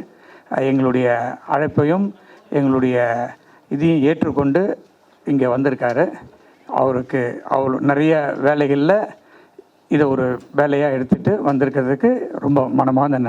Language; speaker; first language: Tamil; native; Tamil